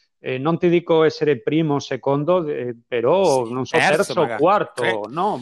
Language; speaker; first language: Italian; non-native, fluent; Spanish